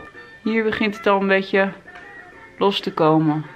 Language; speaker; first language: Dutch; native; Dutch